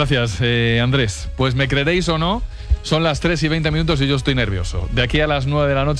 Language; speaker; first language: Spanish; native; Spanish